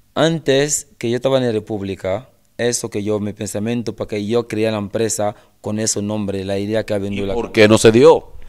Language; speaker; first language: Spanish; non-native, fluent; French